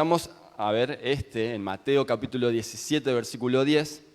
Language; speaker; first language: Spanish; native; Spanish